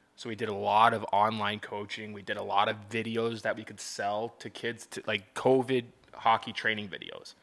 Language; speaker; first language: English; native; English